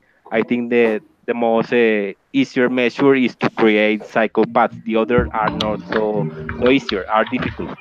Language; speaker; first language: English; non-native, learner; Spanish